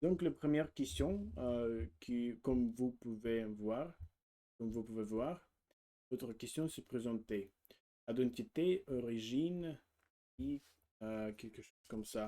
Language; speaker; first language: French; non-native, learner; Russian